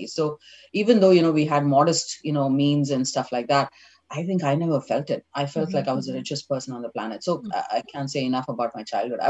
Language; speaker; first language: English; non-native, local second language; Tamil